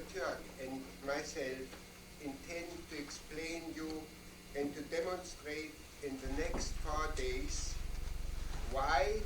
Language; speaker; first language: English; non-native, fluent; German